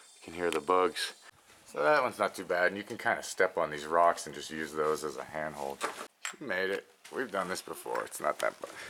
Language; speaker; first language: English; native; English